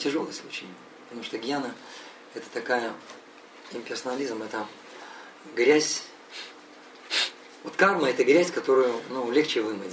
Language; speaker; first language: Russian; native; Russian